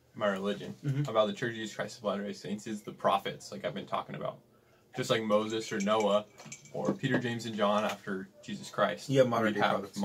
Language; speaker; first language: English; native; English